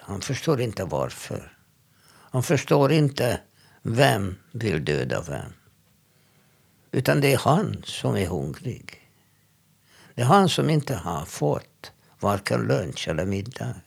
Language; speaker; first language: Swedish; non-native, fluent; Hungarian